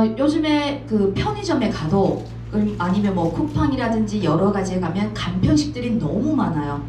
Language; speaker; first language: Korean; native; Korean